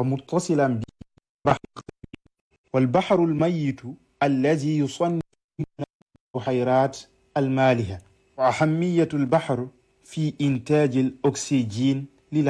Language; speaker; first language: Arabic; non-native, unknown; Fula